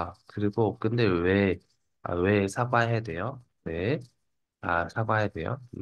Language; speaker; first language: Korean; non-native, fluent; Vietnamese